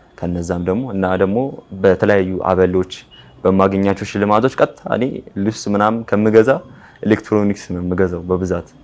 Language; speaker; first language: Amharic; non-native, local second language; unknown